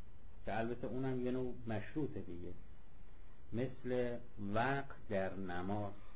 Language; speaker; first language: Persian; native; Persian